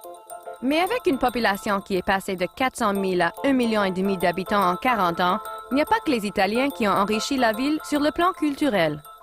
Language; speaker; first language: French; native; French